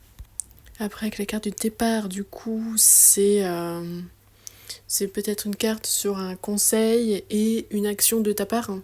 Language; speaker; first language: French; native; French